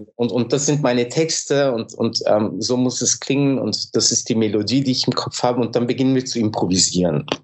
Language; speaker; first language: German; early bilingual, other home language; Turkish